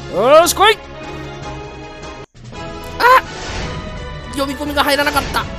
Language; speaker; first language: Japanese; native; Japanese